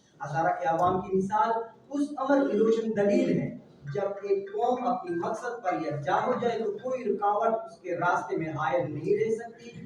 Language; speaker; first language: Urdu; non-native, local second language; Pashto